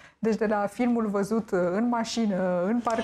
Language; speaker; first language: Romanian; native; Romanian